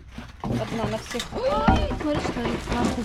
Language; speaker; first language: Russian; native; Russian